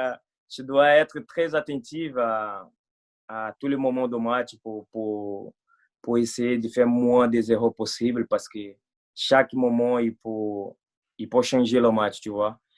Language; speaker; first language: French; non-native, fluent; Portuguese